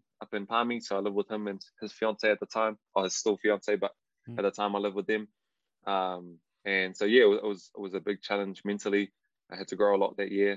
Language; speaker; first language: English; native; English